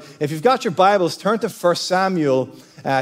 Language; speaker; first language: English; native; English